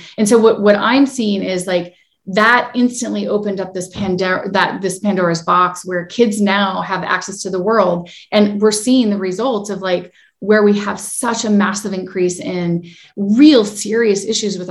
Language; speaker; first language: English; native; English